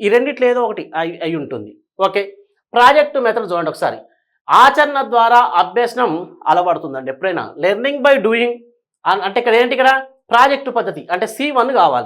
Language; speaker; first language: Telugu; native; Telugu